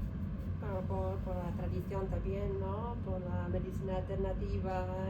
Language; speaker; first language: Spanish; non-native, learner; Polish